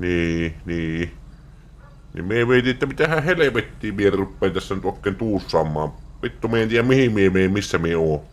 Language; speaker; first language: Finnish; native; Finnish